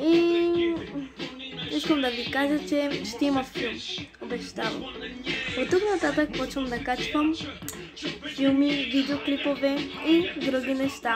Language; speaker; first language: Bulgarian; early bilingual, heritage; Bulgarian